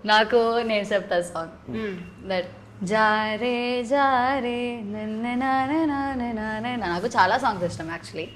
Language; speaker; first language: Telugu; non-native, learner; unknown